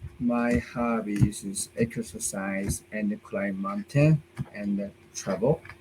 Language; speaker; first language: English; non-native, learner; Chinese